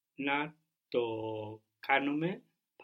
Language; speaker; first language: Greek; non-native, learner; English